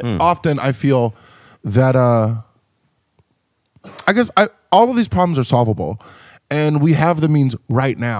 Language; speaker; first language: English; native; English